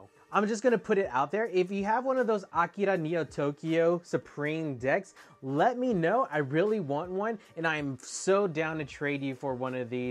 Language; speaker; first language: English; native; English